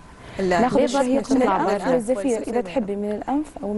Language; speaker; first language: Arabic; native; Arabic